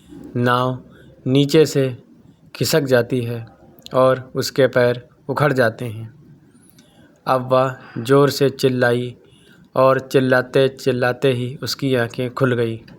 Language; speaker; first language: Hindi; native; Hindi